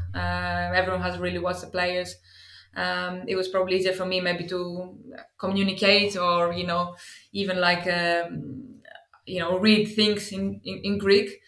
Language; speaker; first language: English; non-native, fluent; Greek